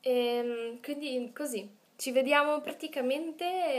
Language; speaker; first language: Italian; native; Italian